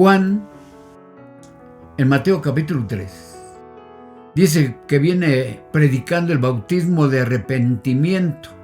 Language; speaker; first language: Spanish; native; Spanish